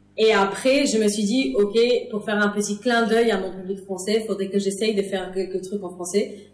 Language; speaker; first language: French; non-native, fluent; English